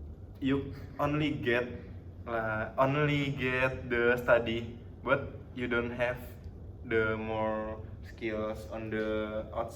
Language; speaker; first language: English; non-native, learner; Indonesian